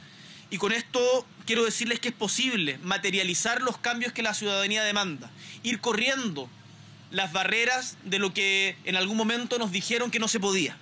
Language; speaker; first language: Spanish; native; Spanish